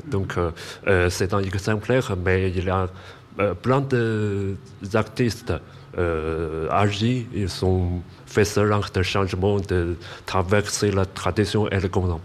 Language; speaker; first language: French; non-native, learner; Chinese